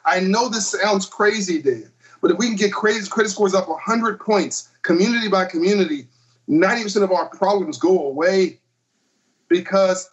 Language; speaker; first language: English; native; English